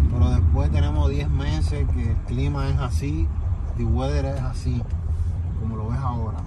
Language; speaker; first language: Spanish; native; Spanish